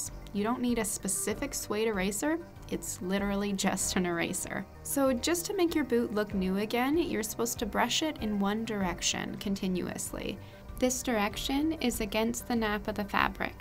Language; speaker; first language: English; native; English